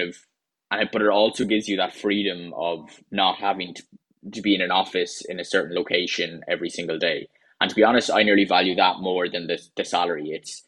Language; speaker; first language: English; native; English